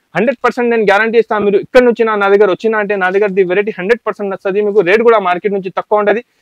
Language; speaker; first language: Telugu; non-native, local second language; Urdu